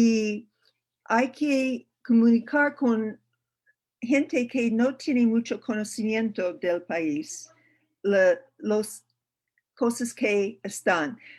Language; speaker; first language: Spanish; non-native, learner; English